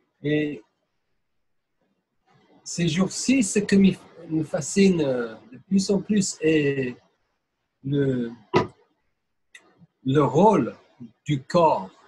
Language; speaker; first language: French; non-native, fluent; English